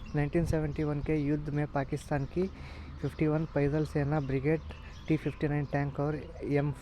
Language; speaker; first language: Hindi; non-native, local second language; Kannada